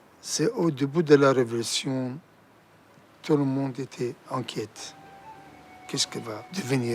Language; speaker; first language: French; non-native, fluent; Assyrian Neo-Aramaic